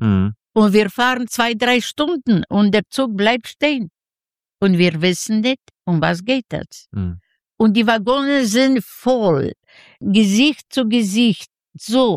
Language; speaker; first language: German; non-native, fluent; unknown